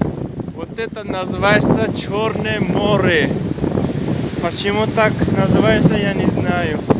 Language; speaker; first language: Russian; non-native, learner; Tajik